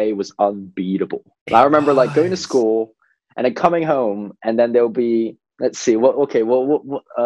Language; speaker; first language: English; non-native, local second language; Cantonese